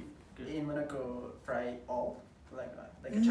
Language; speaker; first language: English; non-native, learner; Spanish